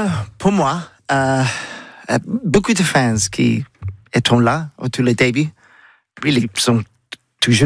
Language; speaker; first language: French; non-native, learner; English